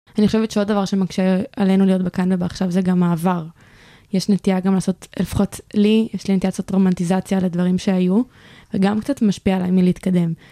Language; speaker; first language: Hebrew; native; Hebrew